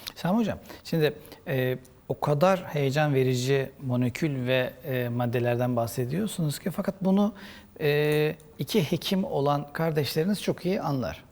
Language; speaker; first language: Turkish; native; Turkish